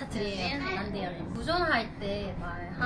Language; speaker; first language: Korean; non-native, learner; Japanese